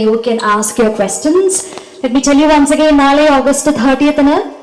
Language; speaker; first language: English; non-native, local second language; Malayalam